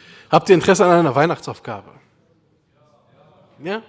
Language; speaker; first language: German; native; German